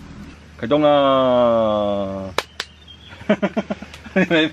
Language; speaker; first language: Chinese; native; Chinese